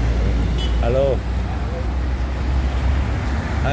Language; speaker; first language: English; non-native, learner; Slovenian